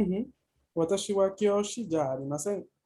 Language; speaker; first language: Japanese; non-native, fluent; Spanish